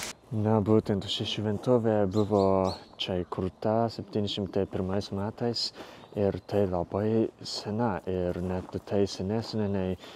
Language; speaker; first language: Lithuanian; non-native, fluent; Japanese